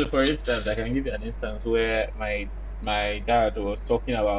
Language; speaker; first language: English; non-native, local second language; Bini